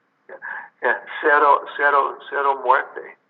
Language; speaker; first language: Spanish; non-native, learner; English